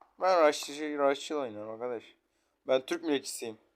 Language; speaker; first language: Turkish; native; Turkish